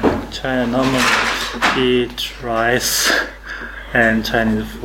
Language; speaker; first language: English; non-native, learner; Chinese